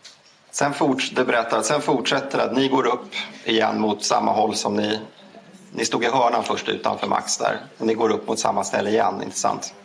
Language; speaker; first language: Swedish; native; Swedish